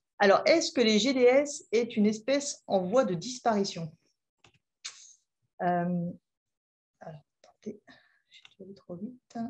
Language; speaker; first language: French; native; French